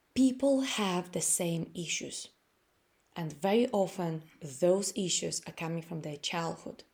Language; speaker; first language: English; non-native, fluent; Latvian